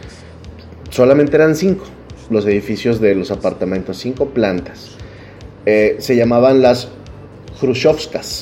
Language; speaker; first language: Spanish; native; Spanish